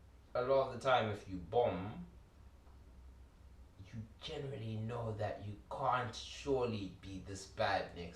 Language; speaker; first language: English; early bilingual, other home language; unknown